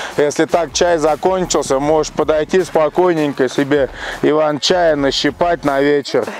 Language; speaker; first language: Russian; native; Russian